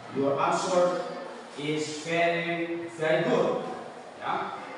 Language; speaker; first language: English; non-native, learner; Indonesian